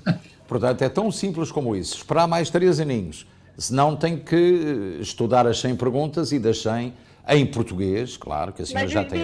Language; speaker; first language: Portuguese; native; Portuguese